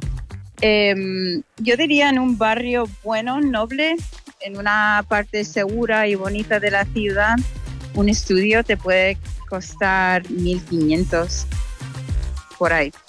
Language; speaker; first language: Spanish; non-native, fluent; English